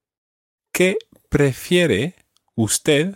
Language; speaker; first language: Spanish; non-native, fluent; English